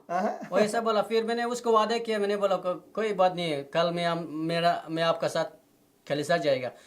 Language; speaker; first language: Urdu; non-native, learner; Persian